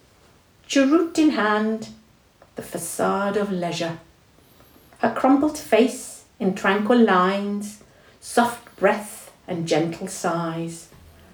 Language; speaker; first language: English; non-native, local second language; Tamil